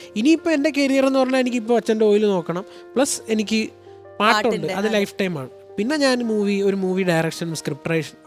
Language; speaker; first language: Malayalam; native; Malayalam